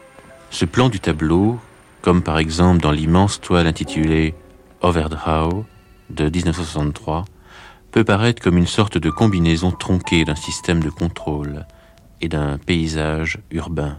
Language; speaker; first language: French; native; French